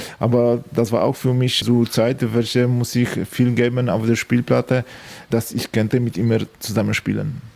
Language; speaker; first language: German; non-native, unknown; Polish